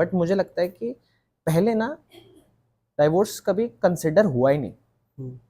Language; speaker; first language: Hindi; native; Hindi